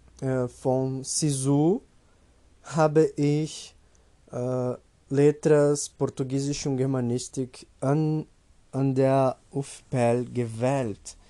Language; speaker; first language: German; non-native, learner; Portuguese